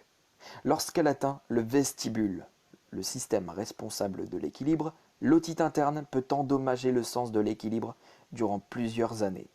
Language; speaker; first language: French; native; French